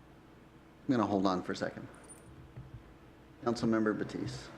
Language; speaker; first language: English; native; English